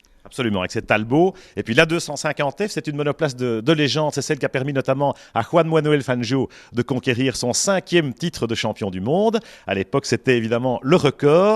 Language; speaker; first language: French; native; French